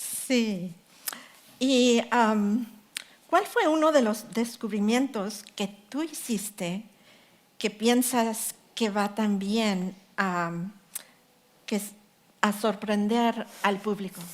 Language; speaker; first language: Spanish; early bilingual, heritage; Spanish